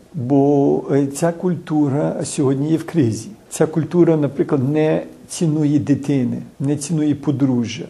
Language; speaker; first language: Ukrainian; early bilingual, heritage; Ukrainian